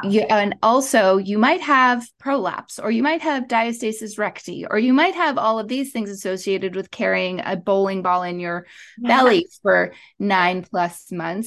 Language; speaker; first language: English; native; English